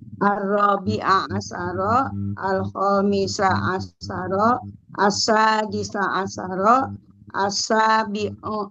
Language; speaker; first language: Arabic; non-native, learner; Indonesian